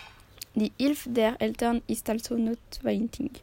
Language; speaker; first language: German; non-native, learner; French